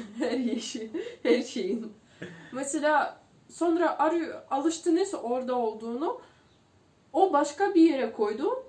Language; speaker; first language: Turkish; non-native, fluent; Russian